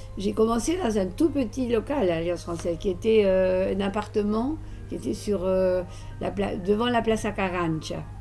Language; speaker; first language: French; non-native, fluent; Spanish